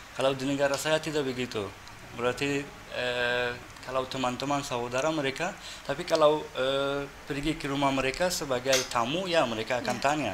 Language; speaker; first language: Indonesian; non-native, fluent; Persian